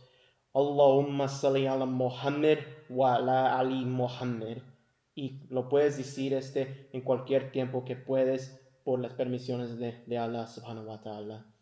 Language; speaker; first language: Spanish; early bilingual, heritage; English